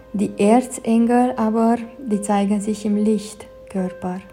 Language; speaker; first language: German; non-native, fluent; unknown